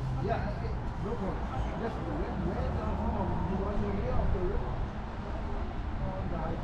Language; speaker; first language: English; non-native, fluent; Portuguese